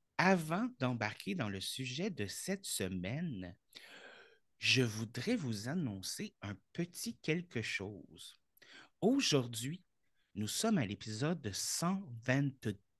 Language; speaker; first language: French; native; French